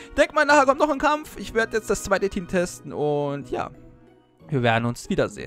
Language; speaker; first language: German; native; German